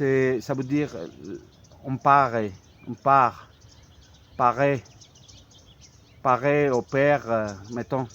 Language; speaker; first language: French; non-native, fluent; Spanish